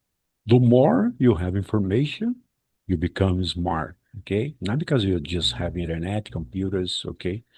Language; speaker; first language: English; non-native, fluent; Portuguese